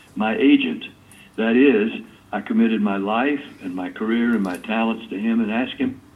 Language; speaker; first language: English; native; English